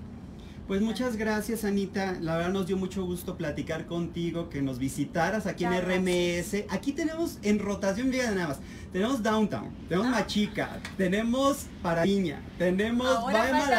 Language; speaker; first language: Spanish; native; Spanish